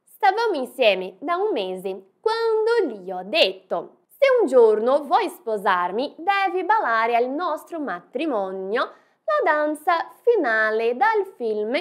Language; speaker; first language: Italian; non-native, fluent; Portuguese